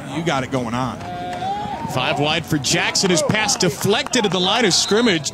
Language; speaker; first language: English; native; English